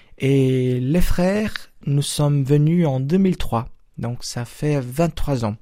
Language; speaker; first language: French; non-native, fluent; Portuguese